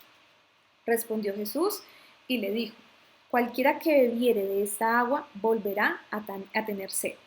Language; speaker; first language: Spanish; native; Spanish